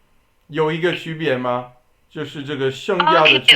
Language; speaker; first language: Chinese; non-native, learner; English